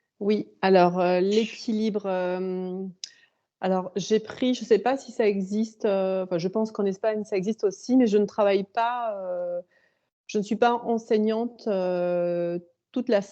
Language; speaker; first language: French; native; French